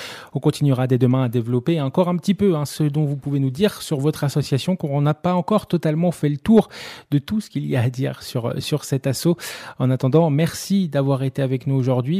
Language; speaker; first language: French; native; French